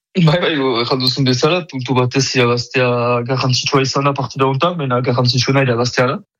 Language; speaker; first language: Basque; native; Basque